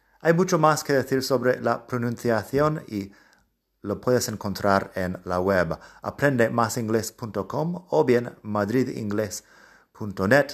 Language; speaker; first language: Spanish; non-native, fluent; English